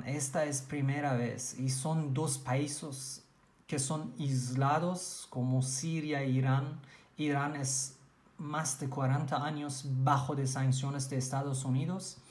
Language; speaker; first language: Spanish; non-native, learner; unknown